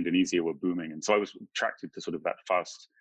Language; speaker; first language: English; native; English